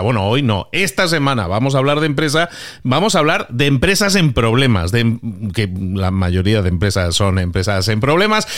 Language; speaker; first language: Spanish; native; Spanish